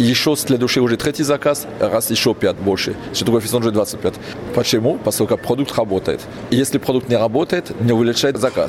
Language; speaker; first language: Russian; non-native, fluent; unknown